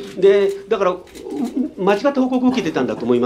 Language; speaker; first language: Japanese; native; Japanese